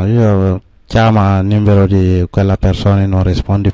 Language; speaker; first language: Italian; non-native, learner; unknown